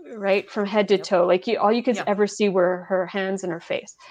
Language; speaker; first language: English; non-native, fluent; French